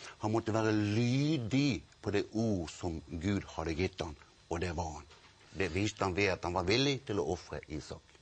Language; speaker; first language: Norwegian; native; Norwegian